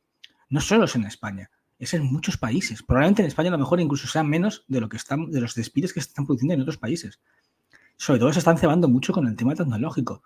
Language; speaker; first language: Spanish; native; Spanish